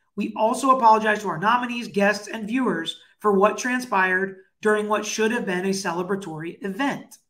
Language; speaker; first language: English; native; English